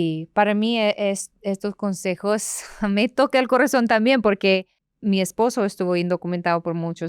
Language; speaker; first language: Spanish; non-native, fluent; English